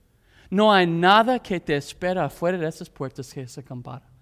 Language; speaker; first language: Spanish; non-native, fluent; English